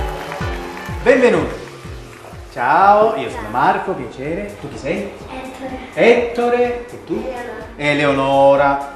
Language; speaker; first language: Italian; native; Italian